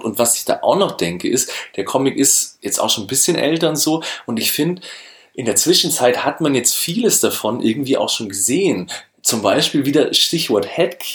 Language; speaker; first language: German; native; German